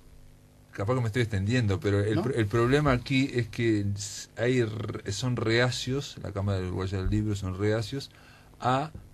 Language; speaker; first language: Spanish; native; Spanish